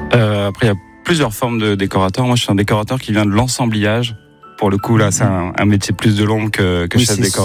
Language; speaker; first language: French; native; French